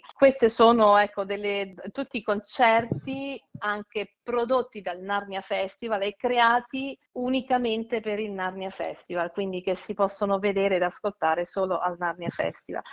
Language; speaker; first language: Italian; native; Italian